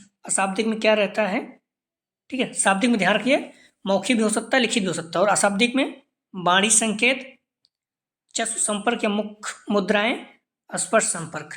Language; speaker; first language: Hindi; native; Hindi